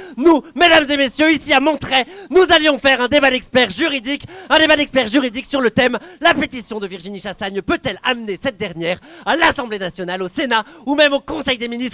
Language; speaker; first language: French; native; French